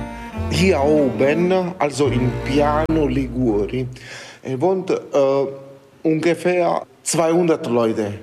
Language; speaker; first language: German; non-native, learner; Italian